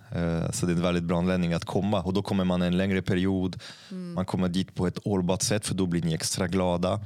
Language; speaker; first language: Swedish; non-native, fluent; French